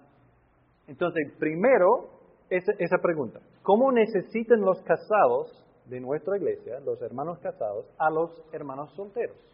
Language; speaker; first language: Spanish; non-native, fluent; English